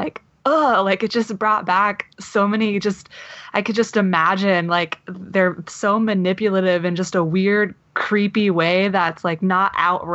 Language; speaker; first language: English; native; English